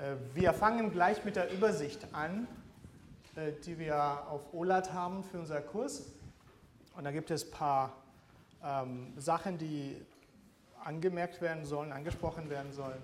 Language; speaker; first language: German; non-native, fluent; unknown